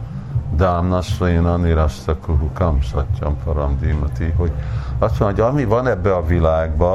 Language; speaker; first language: Hungarian; early bilingual, heritage; Hungarian